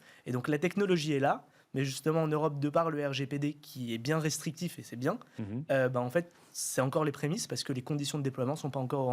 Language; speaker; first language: French; native; French